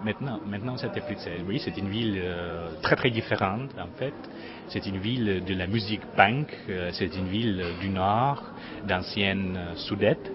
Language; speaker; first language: French; non-native, fluent; Czech